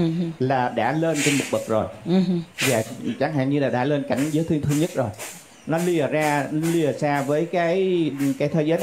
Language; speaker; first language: Vietnamese; native; Vietnamese